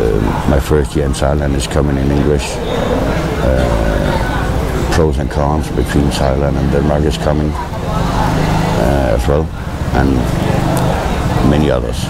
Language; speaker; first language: English; non-native, learner; Danish